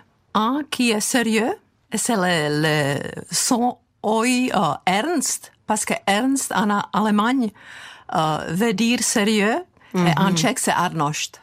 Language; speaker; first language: French; non-native, fluent; Czech